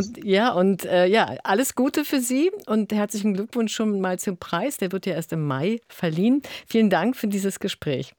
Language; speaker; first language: German; native; German